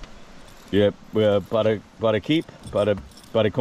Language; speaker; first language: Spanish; non-native, learner; English